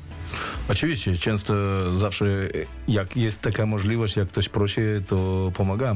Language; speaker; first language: Polish; non-native, fluent; Russian